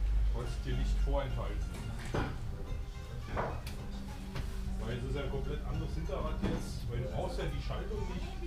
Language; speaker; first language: German; native; German